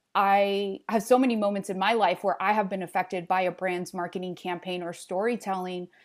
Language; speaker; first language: English; early bilingual, other home language; Spanish